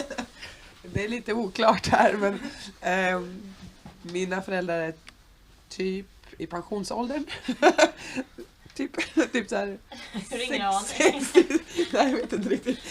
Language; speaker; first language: Swedish; native; Swedish